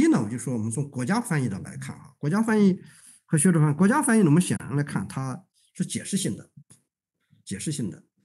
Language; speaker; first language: Chinese; native; Chinese